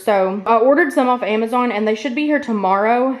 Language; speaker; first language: English; native; English